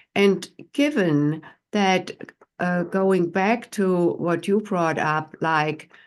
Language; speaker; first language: English; non-native, fluent; German